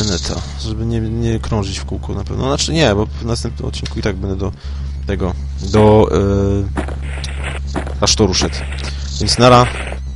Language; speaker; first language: Polish; native; Polish